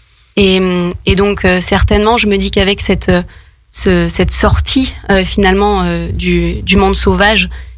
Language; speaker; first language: French; native; French